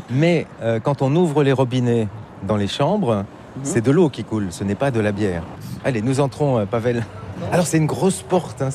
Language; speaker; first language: French; native; French